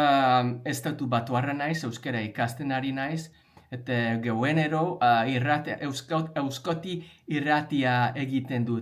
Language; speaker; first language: Basque; non-native, learner; English